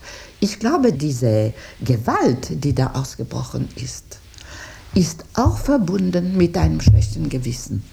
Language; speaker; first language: German; non-native, local second language; French